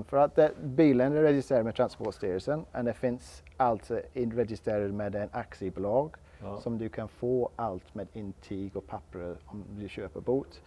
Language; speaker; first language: Swedish; non-native, learner; English